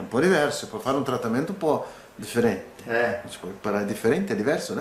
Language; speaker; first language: Italian; non-native, learner; Portuguese